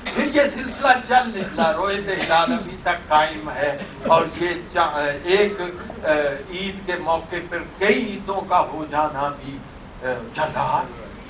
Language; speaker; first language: Urdu; non-native, local second language; Punjabi